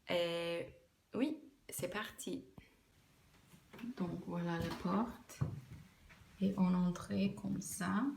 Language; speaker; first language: French; non-native, learner; English